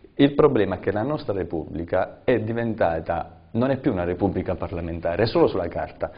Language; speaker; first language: Italian; native; Italian